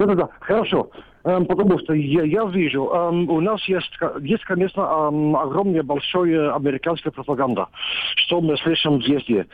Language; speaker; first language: Russian; non-native, learner; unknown